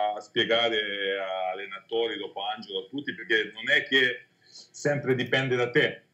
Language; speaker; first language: Italian; non-native, fluent; Serbian